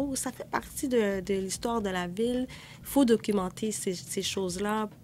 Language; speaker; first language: French; native; French